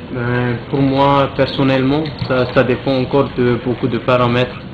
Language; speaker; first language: French; non-native, local second language; Malagasy